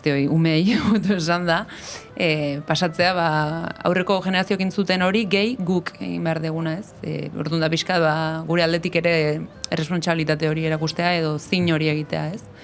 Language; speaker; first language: Basque; native; Basque